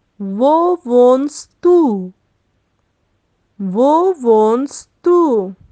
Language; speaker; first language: German; non-native, fluent; Turkish